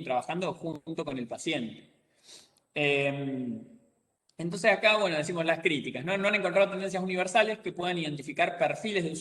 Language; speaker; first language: Spanish; native; Spanish